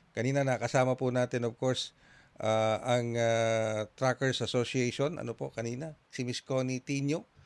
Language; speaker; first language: Filipino; native; Filipino